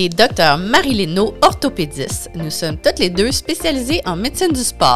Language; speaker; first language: French; native; French